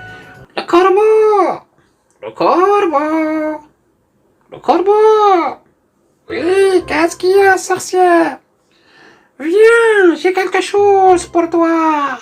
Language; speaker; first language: French; native; French